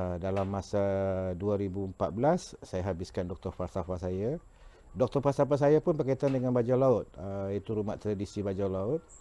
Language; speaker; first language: Malay; non-native, local second language; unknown